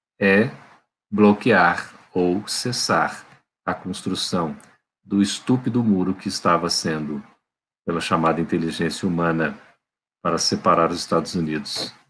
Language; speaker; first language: Portuguese; native; Portuguese